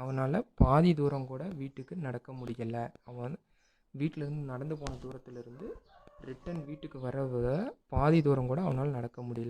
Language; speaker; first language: Tamil; native; Tamil